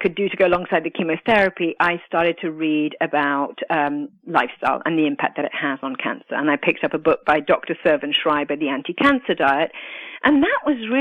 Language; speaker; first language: English; native; English